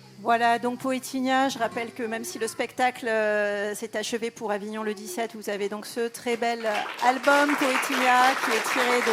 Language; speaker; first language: French; native; French